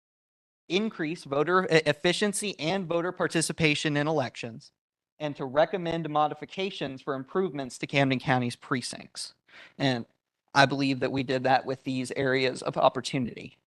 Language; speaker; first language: English; native; English